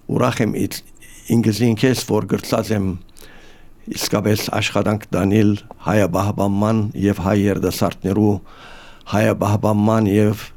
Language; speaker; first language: Armenian; native; Armenian